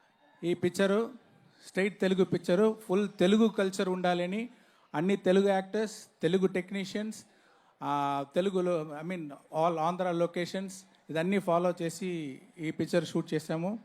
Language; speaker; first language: Telugu; non-native, learner; Tamil